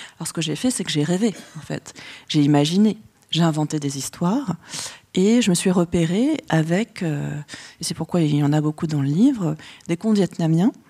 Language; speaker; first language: French; early bilingual, other home language; Vietnamese